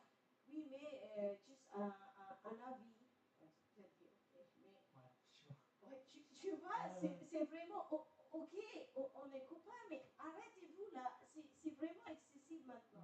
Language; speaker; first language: French; non-native, fluent; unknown